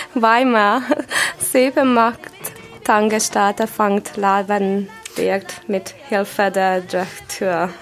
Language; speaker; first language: German; non-native, learner; Icelandic